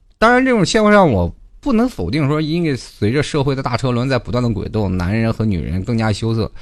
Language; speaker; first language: Chinese; native; Chinese